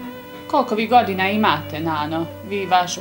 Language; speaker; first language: Serbian; native; Serbian